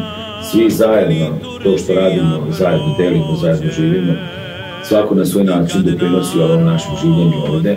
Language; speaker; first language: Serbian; non-native, local second language; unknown